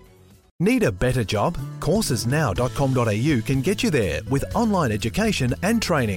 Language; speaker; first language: English; native; English